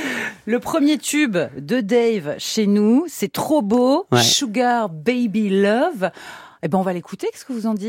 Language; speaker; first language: French; native; French